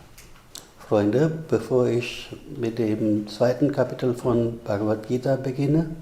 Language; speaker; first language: German; non-native, fluent; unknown